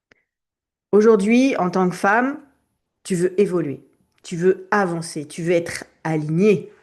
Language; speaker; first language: French; native; French